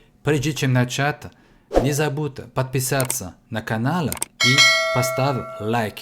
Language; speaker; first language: Russian; non-native, fluent; French